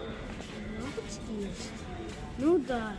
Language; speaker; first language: Russian; early bilingual, heritage; Russian